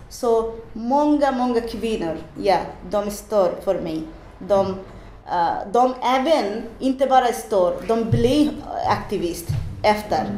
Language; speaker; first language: Swedish; non-native, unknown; Bangla